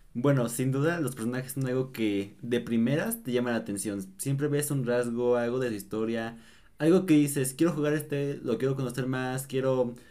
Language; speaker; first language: Spanish; native; Spanish